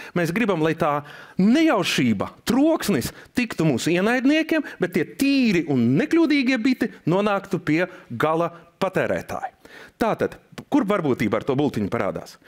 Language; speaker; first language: Latvian; non-native, local second language; Russian